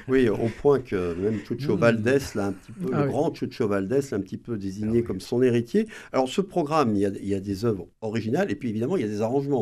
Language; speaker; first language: French; native; French